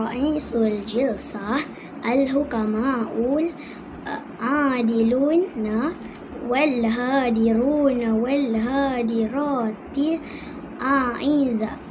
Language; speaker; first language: Arabic; non-native, learner; Malay